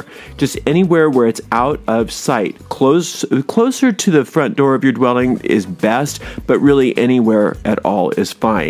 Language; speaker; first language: English; native; English